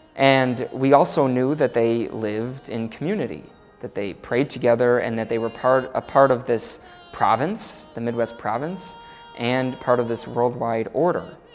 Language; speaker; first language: English; native; English